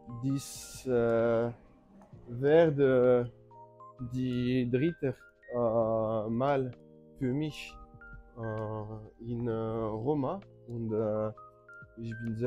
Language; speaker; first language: German; non-native, learner; French